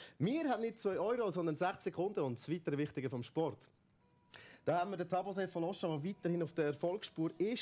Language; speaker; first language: German; native; German